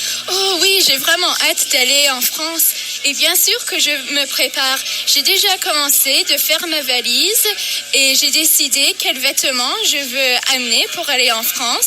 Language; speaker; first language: French; non-native, fluent; English